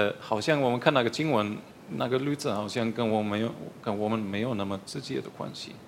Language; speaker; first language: Chinese; non-native, fluent; German